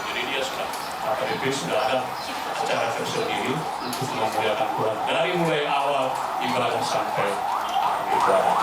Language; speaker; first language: Indonesian; non-native, local second language; Batak Toba